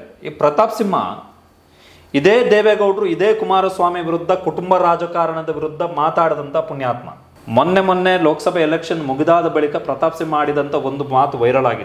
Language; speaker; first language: Kannada; native; Kannada